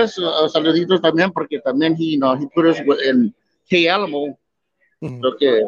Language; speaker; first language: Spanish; early bilingual, heritage; Spanish